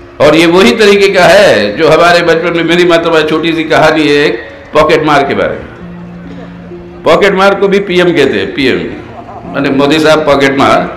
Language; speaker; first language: Hindi; non-native, local second language; Telugu